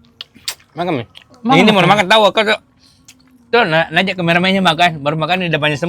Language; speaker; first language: Malay; native; Malay